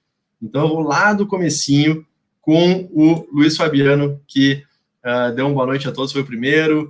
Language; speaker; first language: Portuguese; native; Portuguese